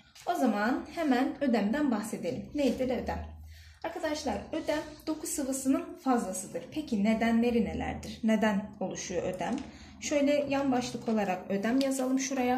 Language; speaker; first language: Turkish; native; Turkish